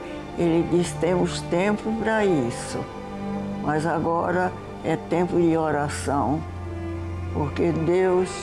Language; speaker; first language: Portuguese; early bilingual, heritage; Portuguese